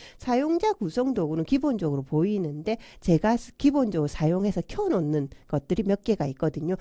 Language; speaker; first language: Korean; native; Korean